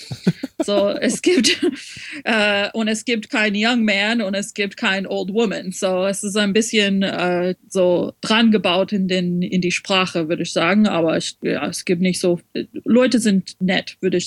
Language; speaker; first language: German; non-native, learner; French